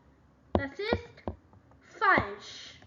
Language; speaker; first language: German; non-native, learner; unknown